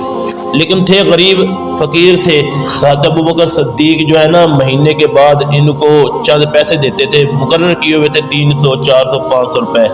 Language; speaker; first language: Urdu; native; Urdu